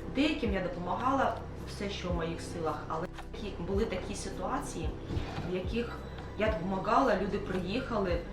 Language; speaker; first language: Ukrainian; non-native, local second language; Russian